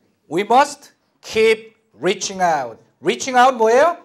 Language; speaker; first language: English; non-native, fluent; Korean